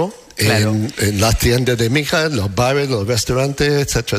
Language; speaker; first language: Spanish; non-native, fluent; English